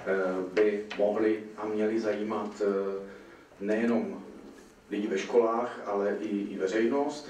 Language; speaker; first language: Czech; native; Czech